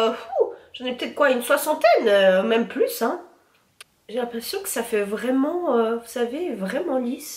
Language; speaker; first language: French; native; French